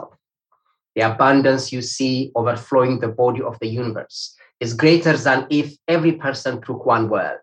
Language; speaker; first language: English; non-native, fluent; Amharic